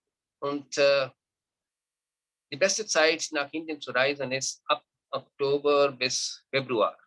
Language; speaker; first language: German; non-native, learner; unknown